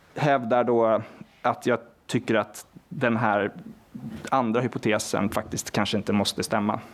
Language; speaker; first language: Swedish; non-native, fluent; Norwegian